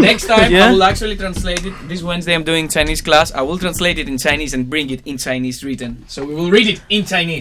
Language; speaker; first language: English; non-native, fluent; Greek